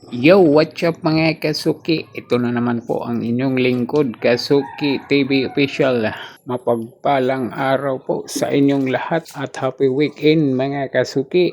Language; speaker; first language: Filipino; non-native, local second language; Cebuano